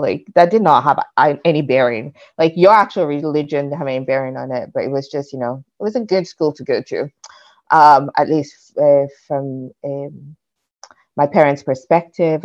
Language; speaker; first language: English; non-native, local second language; Yoruba